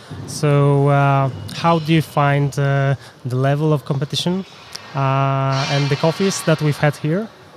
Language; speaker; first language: English; non-native, fluent; Polish